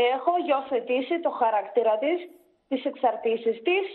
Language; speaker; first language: Greek; early bilingual, other home language; Russian